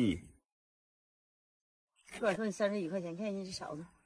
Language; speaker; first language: Chinese; native; Chinese